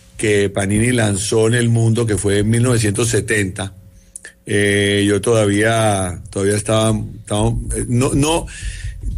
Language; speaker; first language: Spanish; native; Spanish